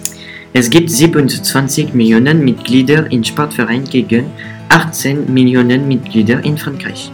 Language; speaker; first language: German; non-native, learner; French